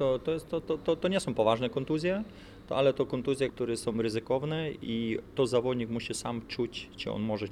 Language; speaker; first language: Polish; non-native, fluent; Lithuanian